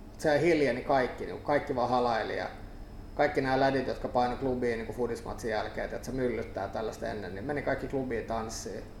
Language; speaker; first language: Finnish; native; Finnish